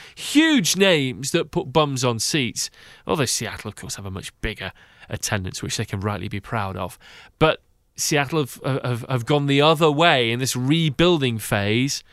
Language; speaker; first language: English; native; English